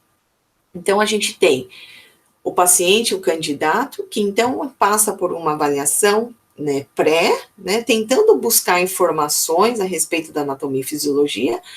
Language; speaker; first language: Portuguese; native; Portuguese